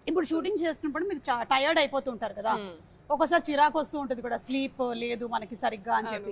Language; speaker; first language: Telugu; native; Telugu